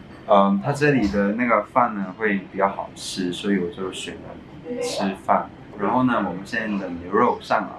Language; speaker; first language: Chinese; non-native, local second language; Cantonese